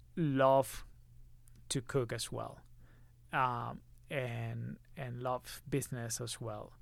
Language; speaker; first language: English; early bilingual, other home language; Spanish